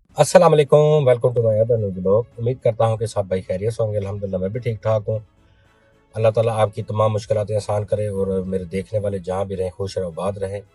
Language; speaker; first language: Urdu; non-native, local second language; Punjabi